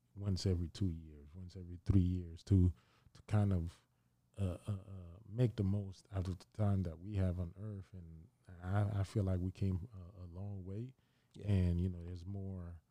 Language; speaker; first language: English; early bilingual, other home language; Haitian Creole